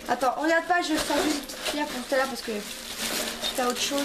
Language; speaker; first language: French; early bilingual, other home language; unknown